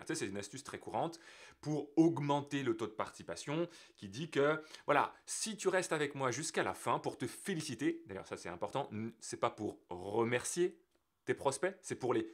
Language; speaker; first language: French; native; French